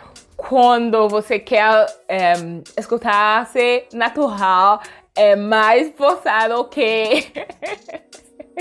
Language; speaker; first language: Portuguese; non-native, learner; French